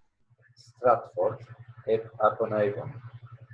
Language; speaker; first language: English; non-native, learner; Polish